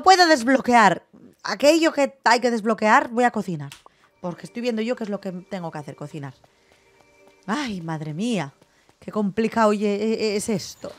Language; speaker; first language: Spanish; native; Spanish